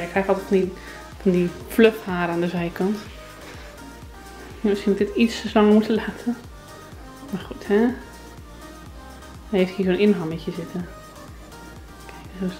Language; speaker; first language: Dutch; native; Dutch